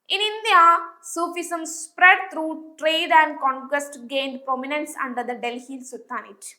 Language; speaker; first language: English; non-native, local second language; Malayalam